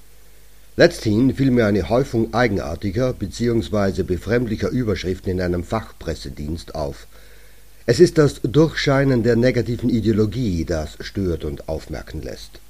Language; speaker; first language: German; native; German